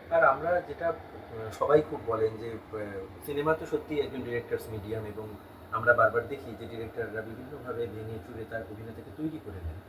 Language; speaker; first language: Bangla; native; Bangla